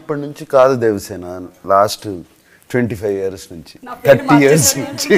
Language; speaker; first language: Telugu; native; Telugu